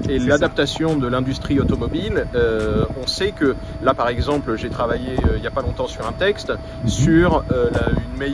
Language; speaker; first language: French; native; French